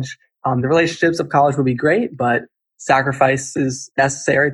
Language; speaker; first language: English; native; English